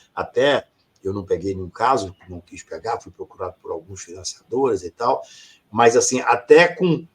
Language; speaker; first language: Portuguese; native; Portuguese